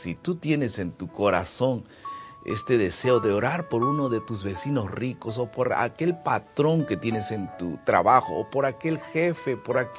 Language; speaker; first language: Spanish; non-native, fluent; Portuguese